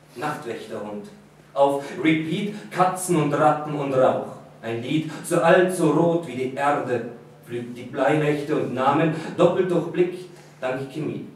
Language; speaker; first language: German; native; German